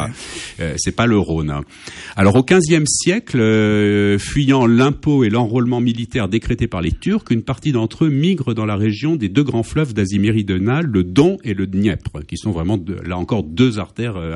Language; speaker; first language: French; native; French